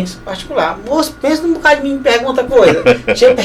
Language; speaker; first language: Portuguese; native; Portuguese